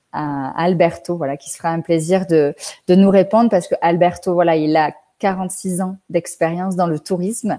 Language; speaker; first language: French; native; French